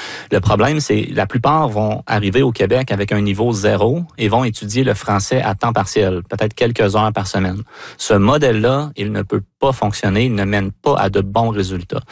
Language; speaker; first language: French; native; French